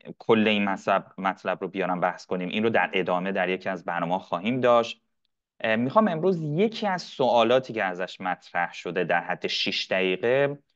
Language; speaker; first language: Persian; non-native, local second language; Arabic